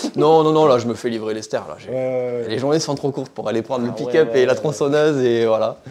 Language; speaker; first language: French; native; French